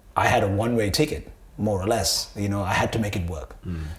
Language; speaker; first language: English; non-native, local second language; Sinhala